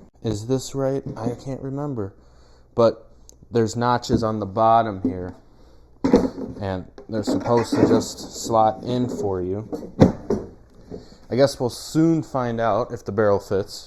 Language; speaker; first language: English; native; English